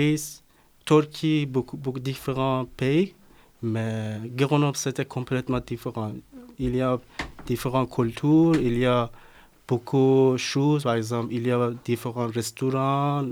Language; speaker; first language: French; non-native, learner; Persian